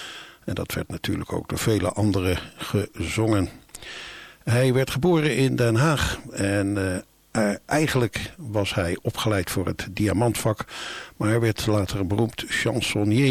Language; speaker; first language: Dutch; native; Dutch